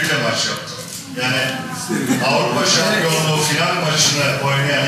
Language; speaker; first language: Turkish; native; Turkish